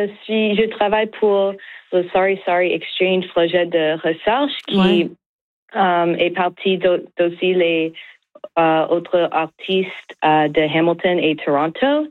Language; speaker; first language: French; non-native, learner; English